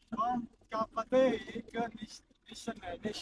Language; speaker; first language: Hindi; non-native, fluent; Pashto